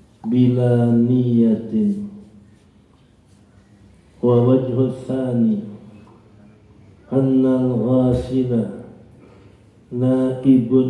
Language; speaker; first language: Arabic; non-native, fluent; Indonesian